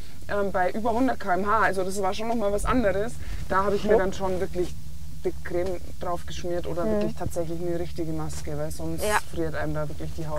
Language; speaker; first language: German; native; German